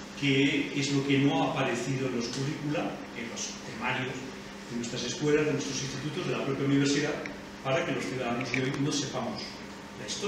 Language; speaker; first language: Spanish; native; Spanish